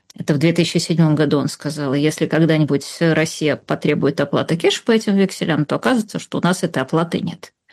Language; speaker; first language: Russian; native; Russian